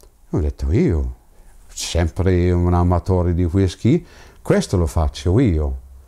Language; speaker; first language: Italian; non-native, fluent; English